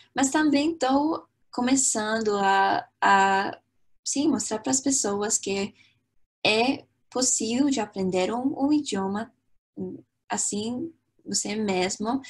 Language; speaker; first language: Portuguese; non-native, fluent; English